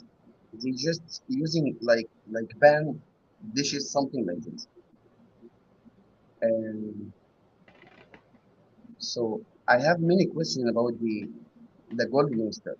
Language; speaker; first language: English; non-native, learner; Arabic